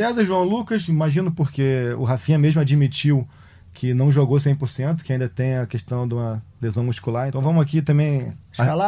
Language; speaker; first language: Portuguese; native; Portuguese